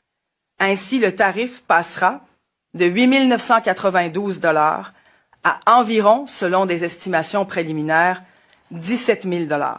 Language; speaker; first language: French; native; French